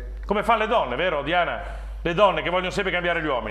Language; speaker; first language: Italian; native; Italian